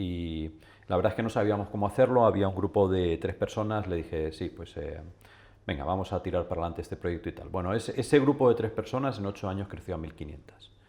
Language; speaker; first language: Spanish; native; Spanish